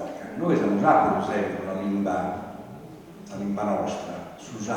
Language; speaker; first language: Italian; non-native, local second language; Sardinian